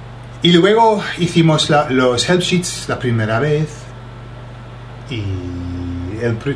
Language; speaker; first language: Spanish; non-native, fluent; English